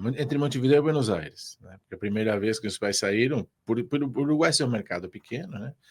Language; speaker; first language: Portuguese; early bilingual, other home language; Spanish